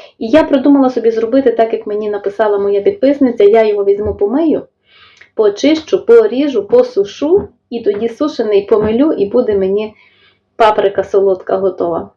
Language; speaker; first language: Ukrainian; native; Ukrainian